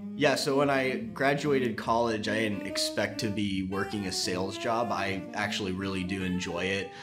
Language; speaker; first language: English; native; English